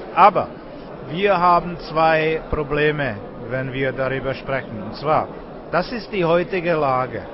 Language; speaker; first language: German; non-native, fluent; Czech